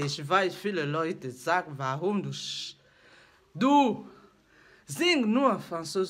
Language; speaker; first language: German; non-native, learner; French